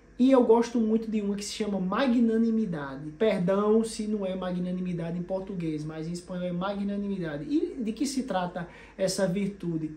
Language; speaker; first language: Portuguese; native; Portuguese